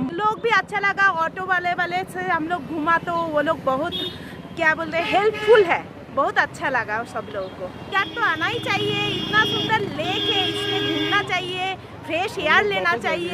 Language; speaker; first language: Hindi; non-native, local second language; Bangla